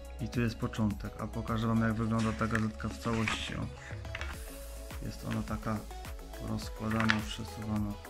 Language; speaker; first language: Polish; native; Polish